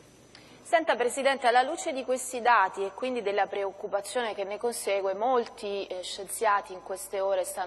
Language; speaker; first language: Italian; native; Italian